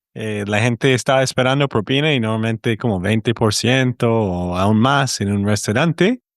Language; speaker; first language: Spanish; non-native, fluent; English